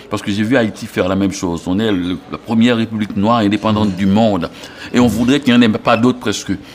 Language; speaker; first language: French; non-native, local second language; Haitian Creole